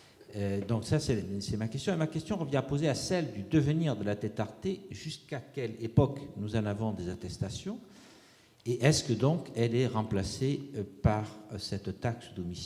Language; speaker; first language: French; native; French